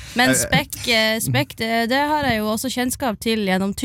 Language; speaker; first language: Norwegian; native; Norwegian